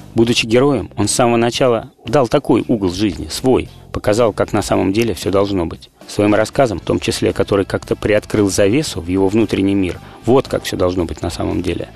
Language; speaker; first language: Russian; native; Russian